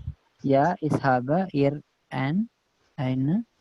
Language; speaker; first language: German; non-native, learner; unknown